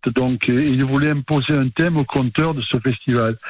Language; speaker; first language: French; native; French